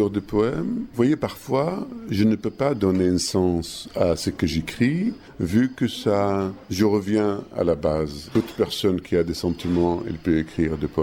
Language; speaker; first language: French; non-native, fluent; Arabic